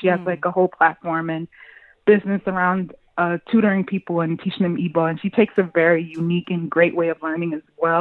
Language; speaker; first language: English; native; English